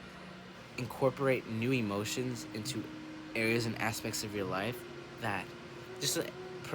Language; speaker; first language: English; native; English